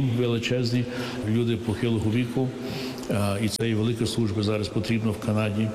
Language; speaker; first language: Ukrainian; early bilingual, heritage; English